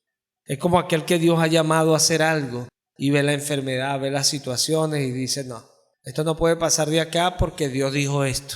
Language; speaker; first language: Spanish; native; Spanish